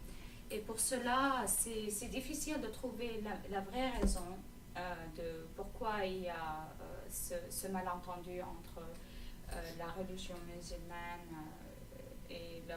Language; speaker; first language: French; non-native, fluent; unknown